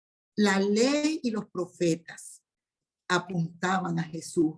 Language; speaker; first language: Spanish; native; Spanish